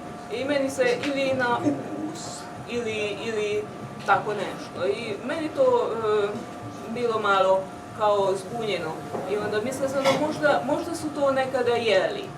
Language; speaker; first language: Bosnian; non-native, local second language; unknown